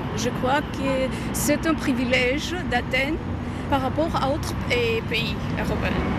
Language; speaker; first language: French; non-native, fluent; Greek